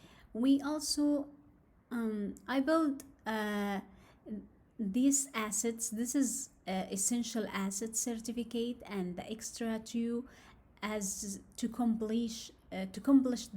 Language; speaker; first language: English; non-native, learner; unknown